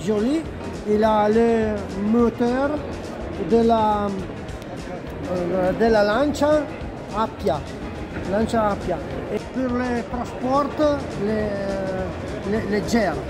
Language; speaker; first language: French; non-native, learner; Italian